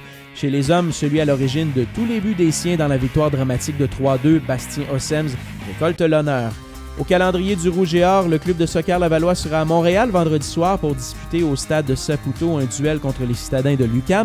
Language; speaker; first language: French; native; French